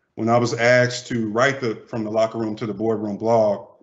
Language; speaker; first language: English; native; English